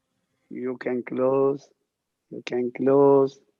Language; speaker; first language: English; non-native, learner; Italian